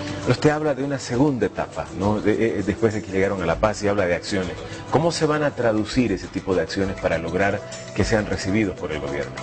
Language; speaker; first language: Spanish; native; Spanish